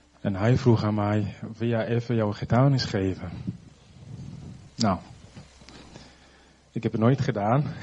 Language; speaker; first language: Dutch; non-native, fluent; Rundi